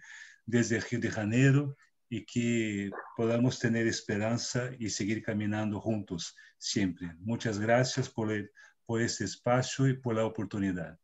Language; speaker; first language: Spanish; non-native, fluent; Portuguese